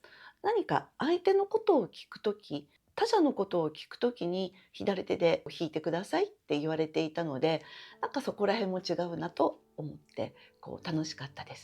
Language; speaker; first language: Japanese; native; Japanese